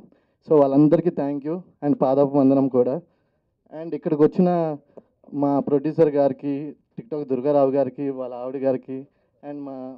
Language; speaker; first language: Telugu; native; Telugu